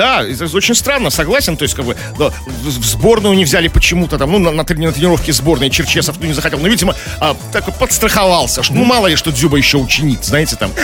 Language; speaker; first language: Russian; native; Russian